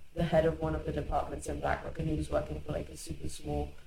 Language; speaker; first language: English; early bilingual, other home language; Hungarian